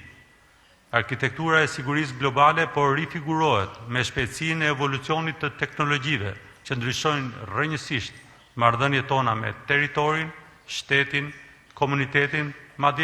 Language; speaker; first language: Albanian; native; Albanian